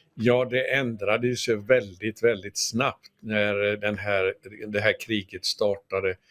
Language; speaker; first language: Swedish; native; Swedish